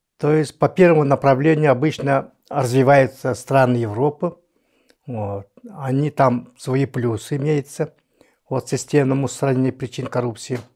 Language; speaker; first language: Russian; non-native, local second language; Yakut